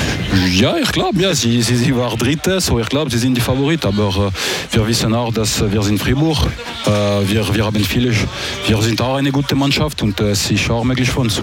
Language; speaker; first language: German; non-native, local second language; French